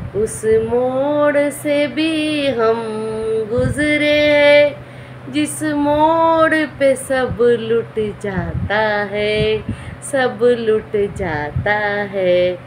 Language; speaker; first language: Hindi; non-native, local second language; Marathi